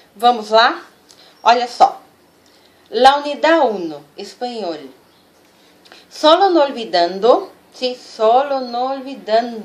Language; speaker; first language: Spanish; non-native, fluent; Portuguese